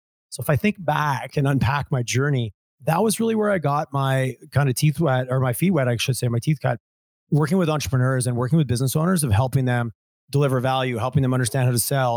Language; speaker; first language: English; native; English